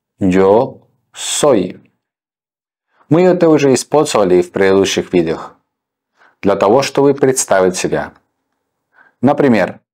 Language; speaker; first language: Russian; non-native, fluent; Spanish